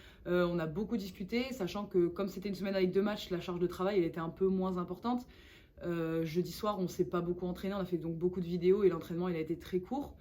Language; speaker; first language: French; native; French